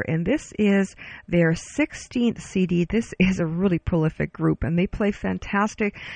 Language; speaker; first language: English; early bilingual, other home language; Ukrainian